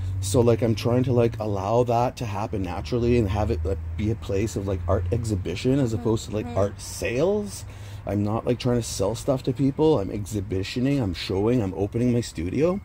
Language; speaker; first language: English; native; English